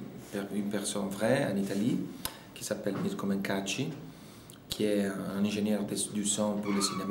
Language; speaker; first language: French; non-native, fluent; Italian